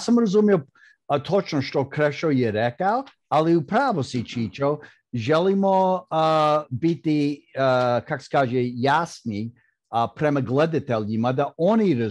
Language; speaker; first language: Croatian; early bilingual, heritage; Croatian